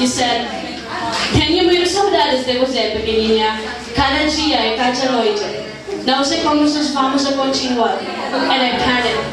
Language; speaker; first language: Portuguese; non-native, learner; English